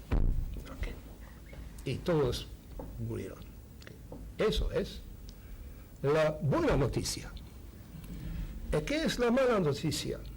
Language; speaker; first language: Spanish; non-native, fluent; Hungarian